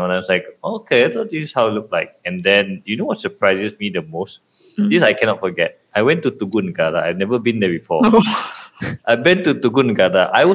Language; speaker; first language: English; non-native, local second language; Malay